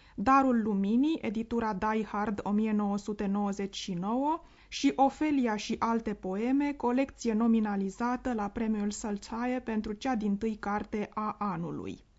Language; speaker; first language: Romanian; native; Romanian